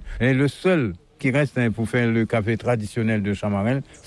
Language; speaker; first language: French; non-native, local second language; Morisyen